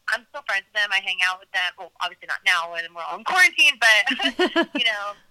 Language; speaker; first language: English; native; English